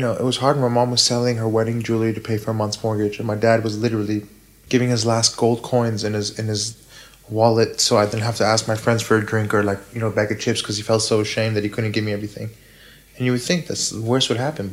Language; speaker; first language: English; native; English